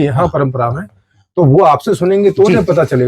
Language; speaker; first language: Hindi; native; Hindi